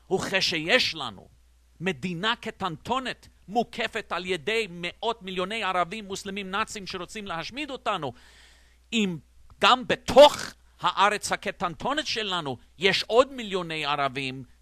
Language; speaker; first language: Hebrew; non-native, fluent; English